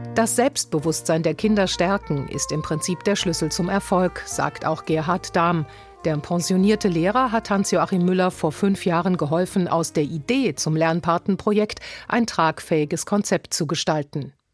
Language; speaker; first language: German; native; German